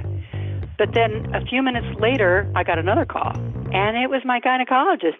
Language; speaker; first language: English; native; English